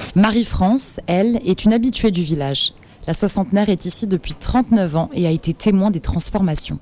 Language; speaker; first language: French; native; French